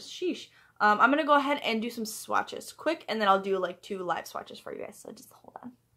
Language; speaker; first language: English; native; English